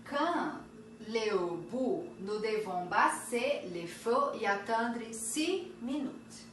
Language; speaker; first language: French; non-native, learner; Portuguese